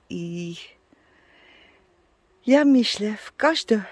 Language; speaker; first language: Polish; non-native, learner; Dutch